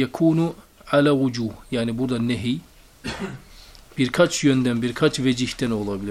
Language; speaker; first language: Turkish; native; Turkish